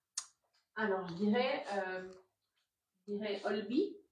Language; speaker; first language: French; native; French